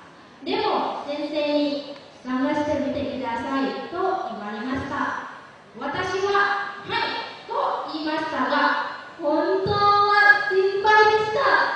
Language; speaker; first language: Japanese; non-native, learner; Lao